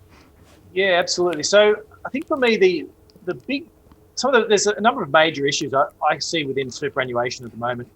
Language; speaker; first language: English; native; English